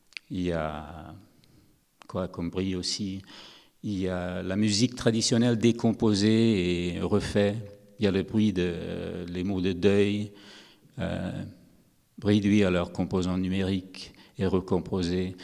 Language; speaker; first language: French; non-native, fluent; English